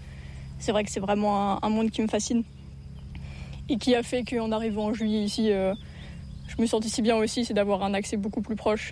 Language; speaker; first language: French; native; French